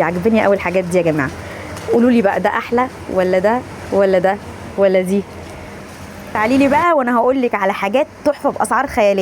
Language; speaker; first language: Arabic; native; Arabic